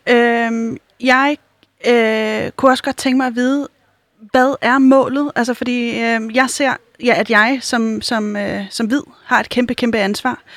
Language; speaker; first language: Danish; native; Danish